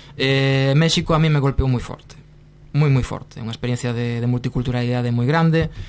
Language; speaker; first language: Galician; non-native, local second language; Spanish